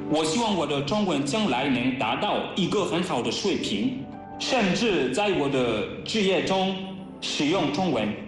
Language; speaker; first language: Chinese; non-native, learner; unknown